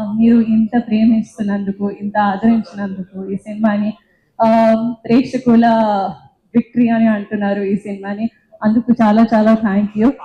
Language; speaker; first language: Telugu; non-native, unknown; Marathi